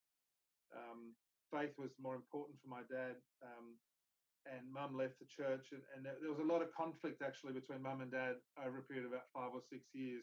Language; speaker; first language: English; native; English